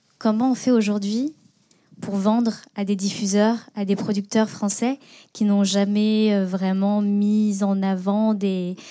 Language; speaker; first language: French; native; French